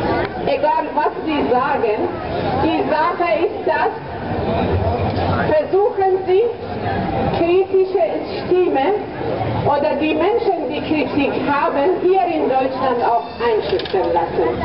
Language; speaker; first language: German; non-native, fluent; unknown